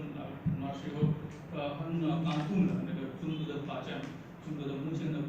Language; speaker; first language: Chinese; non-native, learner; Hindi